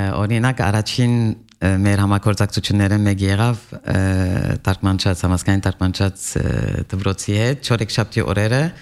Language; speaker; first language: Armenian; early bilingual, heritage; Armenian